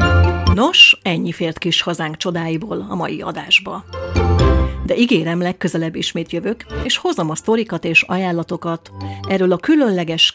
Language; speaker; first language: Hungarian; native; Hungarian